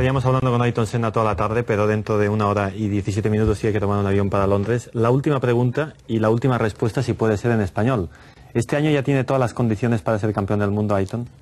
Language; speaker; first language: Spanish; native; Spanish